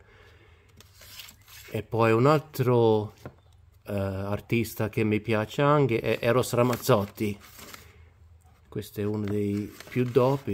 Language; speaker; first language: Italian; early bilingual, heritage; Italian